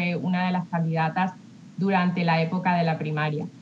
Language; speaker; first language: Spanish; early bilingual, heritage; Spanish